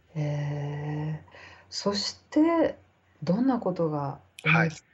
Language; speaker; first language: Japanese; native; Japanese